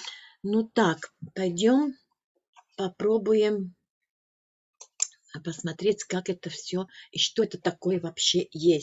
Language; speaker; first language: Russian; non-native, fluent; Latvian